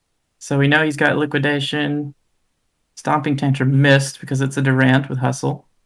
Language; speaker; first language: English; native; English